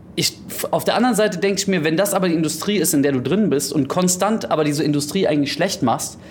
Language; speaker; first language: German; early bilingual, other home language; Greek